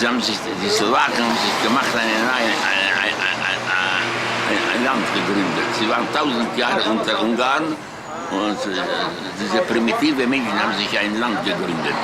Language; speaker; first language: German; non-native, fluent; Hungarian